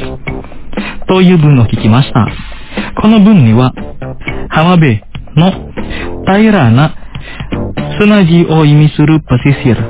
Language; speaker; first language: Japanese; non-native, fluent; Indonesian